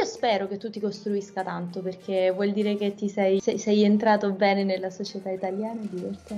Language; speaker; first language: Italian; native; Italian